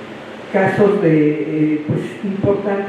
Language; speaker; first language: Spanish; native; Spanish